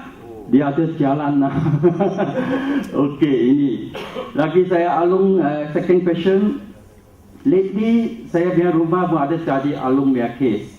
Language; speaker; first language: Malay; non-native, local second language; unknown